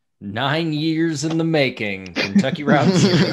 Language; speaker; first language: English; native; English